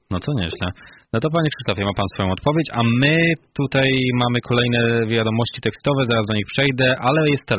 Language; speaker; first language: Polish; native; Polish